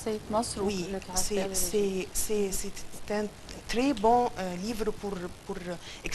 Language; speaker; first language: French; non-native, fluent; Arabic